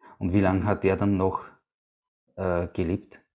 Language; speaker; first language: German; native; German